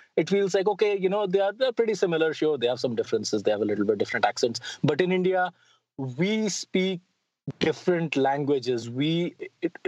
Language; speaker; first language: English; non-native, local second language; Hindi